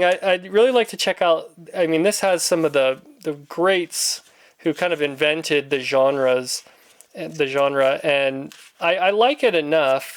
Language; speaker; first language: English; native; English